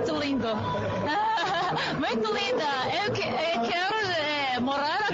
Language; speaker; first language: Portuguese; non-native, learner; Japanese